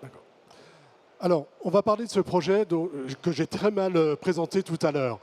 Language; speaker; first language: French; native; French